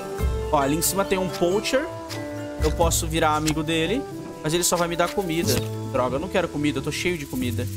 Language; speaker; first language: Portuguese; native; Portuguese